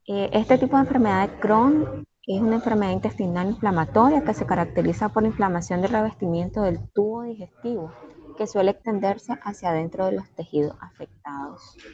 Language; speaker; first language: Spanish; native; Spanish